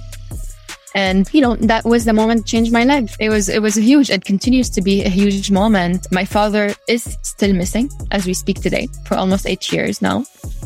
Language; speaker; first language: English; non-native, fluent; Arabic